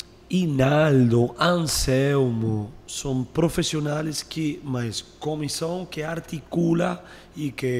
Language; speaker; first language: Portuguese; non-native, learner; Spanish